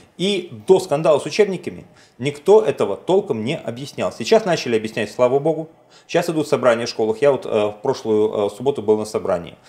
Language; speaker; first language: Russian; native; Russian